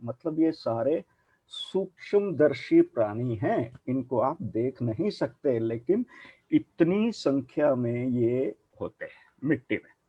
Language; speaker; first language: Hindi; non-native, local second language; Punjabi